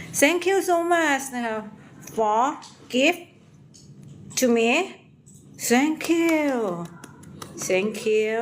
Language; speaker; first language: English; non-native, learner; Thai